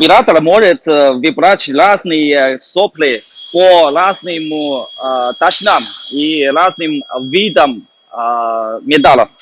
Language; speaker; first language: Russian; non-native, learner; Chinese